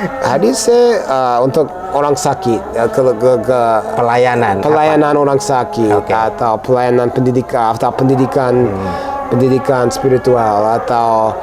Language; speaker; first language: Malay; non-native, fluent; English